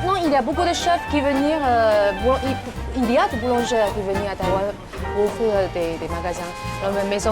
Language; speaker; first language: French; non-native, fluent; Chinese